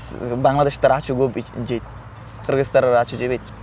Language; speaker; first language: Kyrgyz; non-native, learner; Bangla